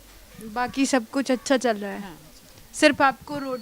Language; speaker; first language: Hindi; native; Hindi